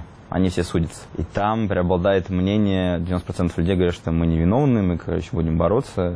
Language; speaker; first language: Russian; native; Russian